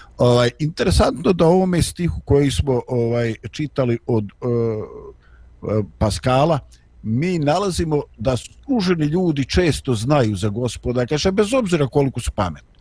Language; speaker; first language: Bosnian; native; Bosnian